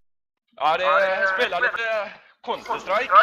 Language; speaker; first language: Swedish; native; Swedish